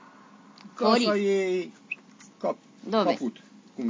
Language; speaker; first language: Italian; non-native, learner; Romanian